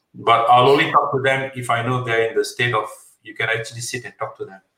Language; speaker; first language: English; non-native, local second language; Punjabi